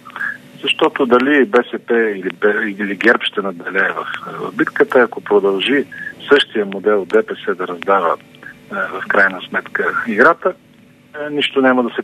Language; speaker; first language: Bulgarian; native; Bulgarian